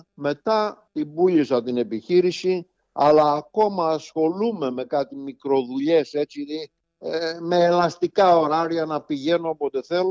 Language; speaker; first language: Greek; native; Greek